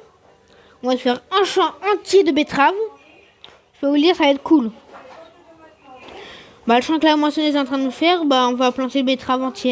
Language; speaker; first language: French; native; French